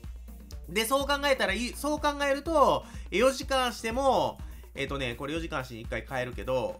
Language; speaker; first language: Japanese; native; Japanese